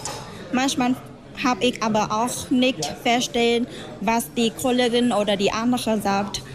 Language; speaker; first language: German; non-native, learner; Vietnamese